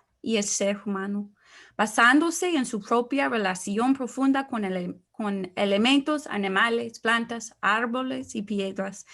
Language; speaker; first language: Spanish; non-native, fluent; English